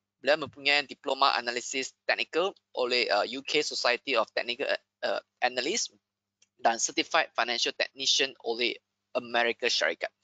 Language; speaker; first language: Malay; non-native, local second language; Chinese